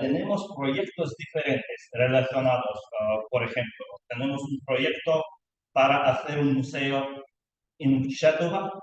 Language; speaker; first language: Spanish; non-native, learner; Lithuanian